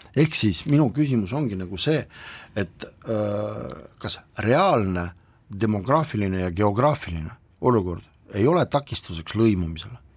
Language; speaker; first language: Estonian; non-native, local second language; Russian